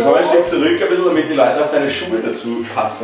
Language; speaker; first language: German; native; German